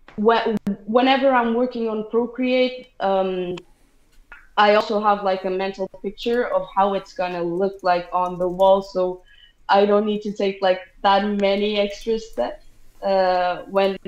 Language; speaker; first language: English; non-native, fluent; Portuguese